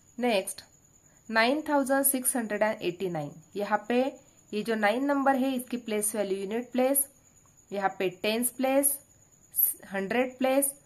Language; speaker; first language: Hindi; non-native, local second language; Marathi